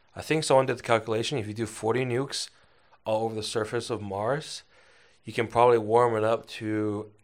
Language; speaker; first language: English; early bilingual, other home language; Chinese